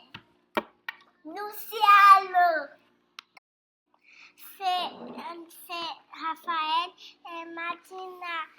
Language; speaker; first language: French; non-native, learner; Portuguese